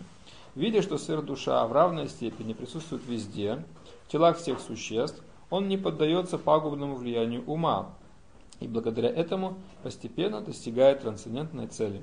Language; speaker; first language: Russian; native; Russian